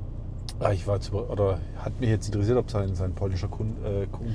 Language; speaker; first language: German; native; German